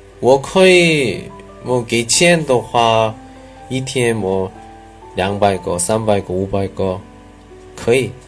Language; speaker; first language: Chinese; non-native, learner; Korean